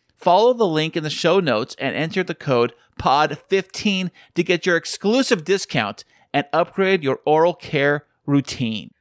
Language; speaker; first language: English; native; English